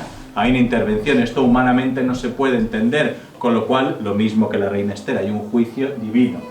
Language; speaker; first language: Spanish; native; Spanish